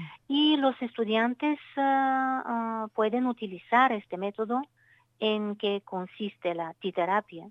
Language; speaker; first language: Spanish; non-native, learner; Bulgarian